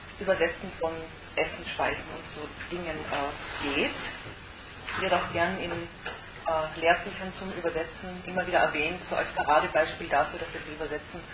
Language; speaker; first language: German; native; German